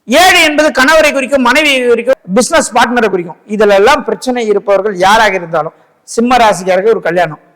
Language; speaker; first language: Tamil; native; Tamil